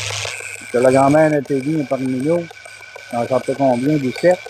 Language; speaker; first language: French; native; French